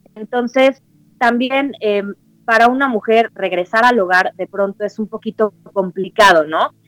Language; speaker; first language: Spanish; native; Spanish